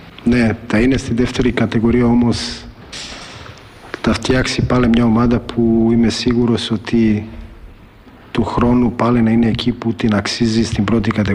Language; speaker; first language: Greek; non-native, fluent; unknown